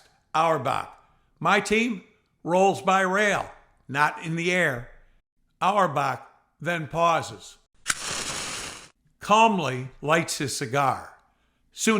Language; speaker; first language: English; native; English